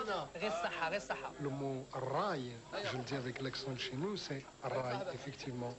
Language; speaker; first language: French; non-native, local second language; Arabic